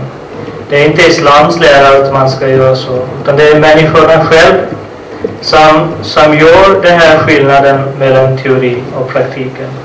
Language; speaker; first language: Swedish; non-native, fluent; Urdu